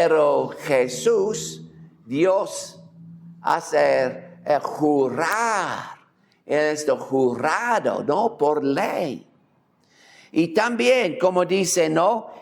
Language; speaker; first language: Spanish; non-native, fluent; English